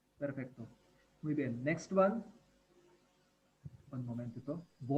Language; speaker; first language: Spanish; non-native, fluent; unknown